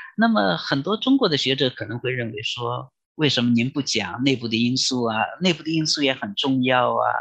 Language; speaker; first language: Chinese; native; Chinese